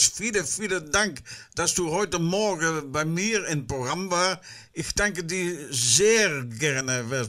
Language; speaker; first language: German; non-native, learner; Dutch